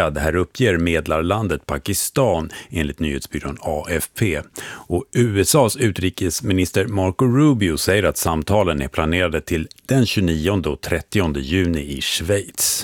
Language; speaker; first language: Swedish; native; Swedish